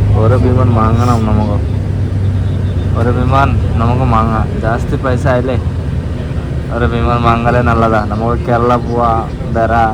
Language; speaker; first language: Malayalam; non-native, learner; Bangla